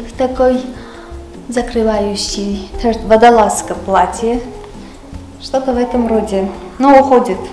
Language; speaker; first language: Russian; non-native, local second language; Armenian